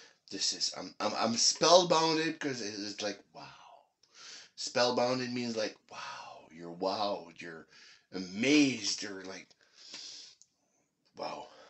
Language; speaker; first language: English; early bilingual, other home language; French